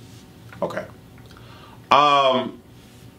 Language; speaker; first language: English; native; English